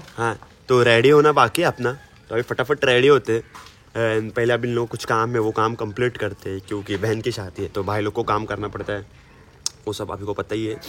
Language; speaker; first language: Hindi; non-native, local second language; Marathi